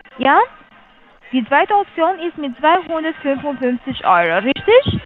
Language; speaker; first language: German; non-native, learner; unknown